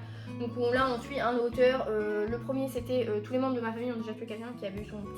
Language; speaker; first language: French; native; French